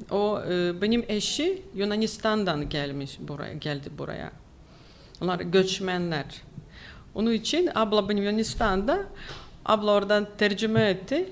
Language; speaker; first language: Turkish; non-native, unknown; Ukrainian